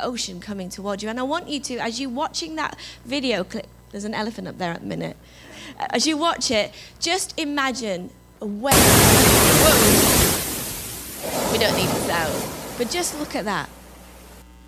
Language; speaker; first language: English; native; English